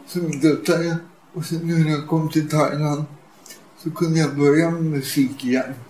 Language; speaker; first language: Swedish; native; Swedish